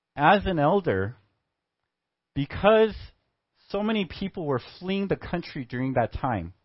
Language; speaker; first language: English; native; English